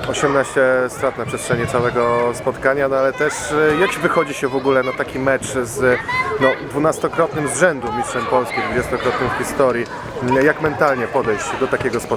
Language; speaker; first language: Polish; native; Polish